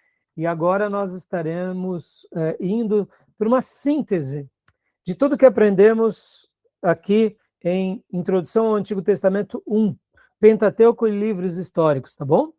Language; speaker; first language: Portuguese; native; Portuguese